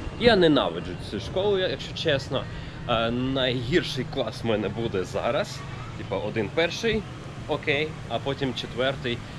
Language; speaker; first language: Ukrainian; native; Ukrainian